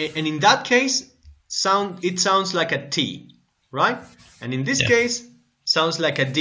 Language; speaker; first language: English; non-native, fluent; Spanish